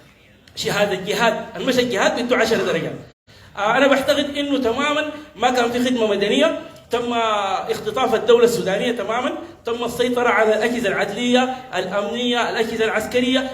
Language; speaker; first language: Arabic; native; Arabic